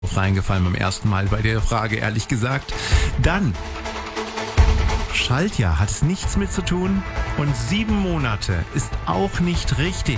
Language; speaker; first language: German; native; German